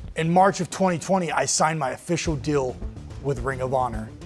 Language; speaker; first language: English; native; English